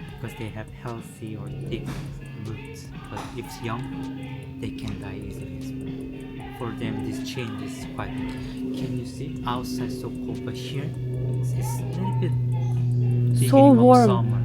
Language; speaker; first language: English; non-native, learner; Korean